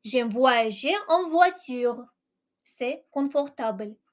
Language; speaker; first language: French; non-native, fluent; Ukrainian